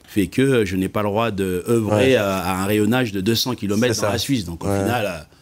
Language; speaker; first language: French; native; French